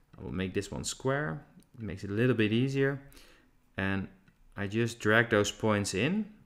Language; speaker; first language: English; non-native, fluent; Dutch